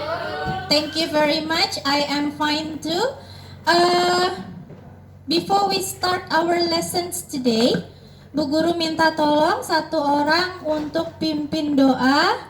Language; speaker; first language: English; non-native, fluent; Indonesian